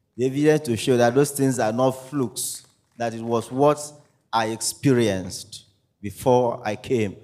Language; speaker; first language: English; non-native, local second language; Ibibio